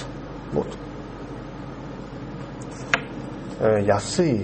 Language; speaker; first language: Japanese; non-native, learner; Korean